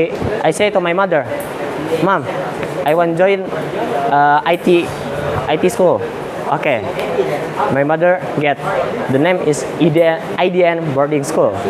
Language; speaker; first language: English; non-native, learner; Indonesian